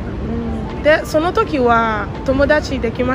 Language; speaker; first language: Japanese; non-native, learner; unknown